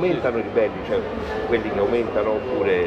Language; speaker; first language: Italian; native; Italian